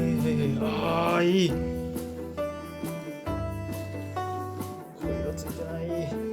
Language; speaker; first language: Japanese; native; Japanese